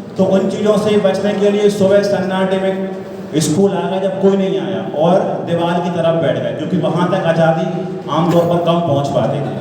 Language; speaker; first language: Hindi; native; Hindi